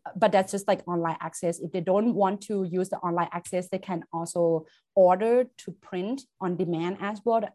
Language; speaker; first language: English; non-native, fluent; Thai